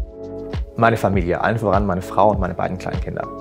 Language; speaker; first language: German; native; German